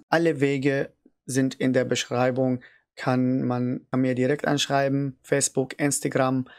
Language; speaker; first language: German; non-native, fluent; Arabic